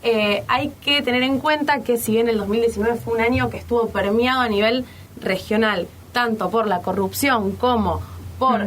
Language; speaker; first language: Spanish; native; Spanish